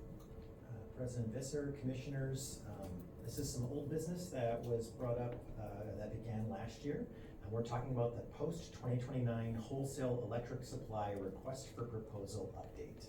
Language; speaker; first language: English; native; English